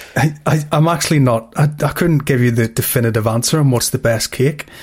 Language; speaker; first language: English; native; English